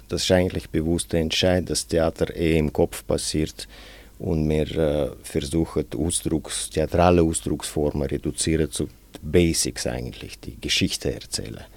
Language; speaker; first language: German; non-native, fluent; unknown